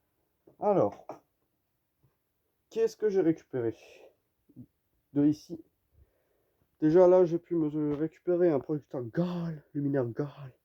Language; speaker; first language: French; native; French